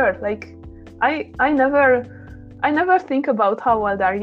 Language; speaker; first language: English; non-native, fluent; Hungarian